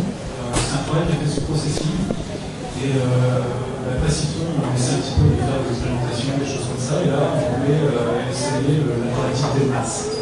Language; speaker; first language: French; native; French